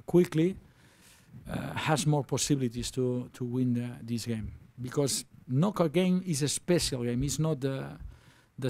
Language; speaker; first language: English; non-native, learner; Spanish